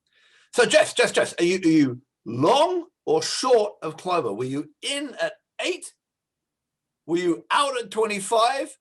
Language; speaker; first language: English; native; English